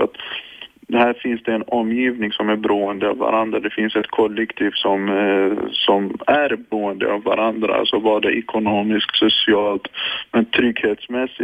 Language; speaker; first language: Swedish; non-native, fluent; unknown